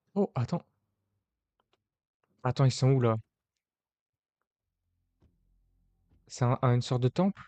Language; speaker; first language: French; native; French